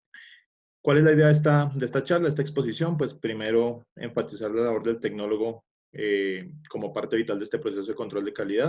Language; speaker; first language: Spanish; native; Spanish